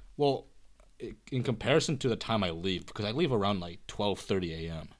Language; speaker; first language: English; early bilingual, other home language; Korean